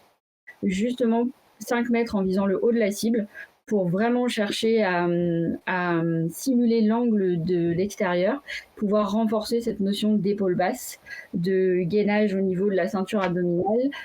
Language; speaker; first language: French; native; French